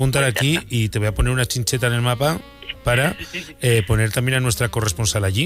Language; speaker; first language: Spanish; native; Spanish